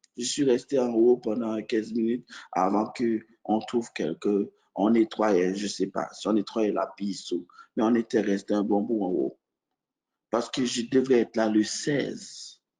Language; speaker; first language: French; non-native, local second language; Haitian Creole